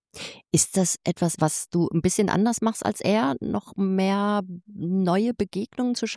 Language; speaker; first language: German; native; German